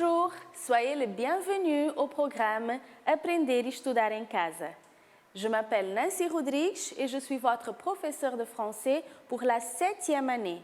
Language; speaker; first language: French; non-native, fluent; Portuguese